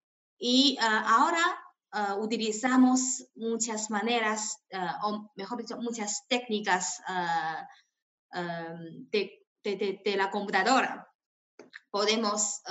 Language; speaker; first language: Spanish; non-native, fluent; Chinese